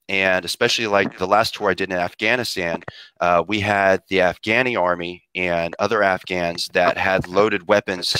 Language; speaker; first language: English; native; English